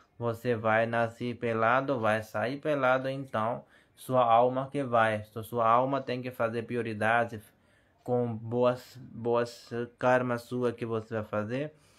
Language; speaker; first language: Portuguese; non-native, learner; Hindi